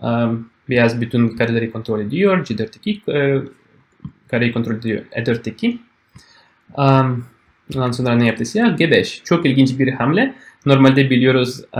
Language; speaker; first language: Turkish; non-native, fluent; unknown